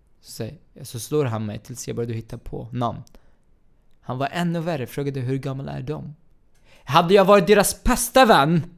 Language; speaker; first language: Swedish; non-native, fluent; Arabic